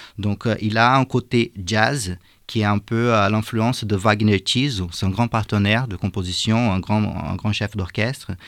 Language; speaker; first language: French; non-native, fluent; Portuguese